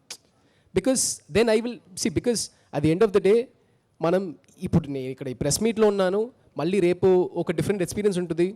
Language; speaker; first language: Telugu; early bilingual, heritage; Telugu